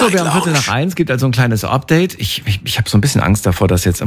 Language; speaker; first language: German; native; German